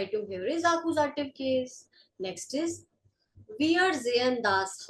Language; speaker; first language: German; non-native, fluent; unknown